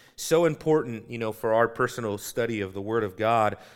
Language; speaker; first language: English; native; English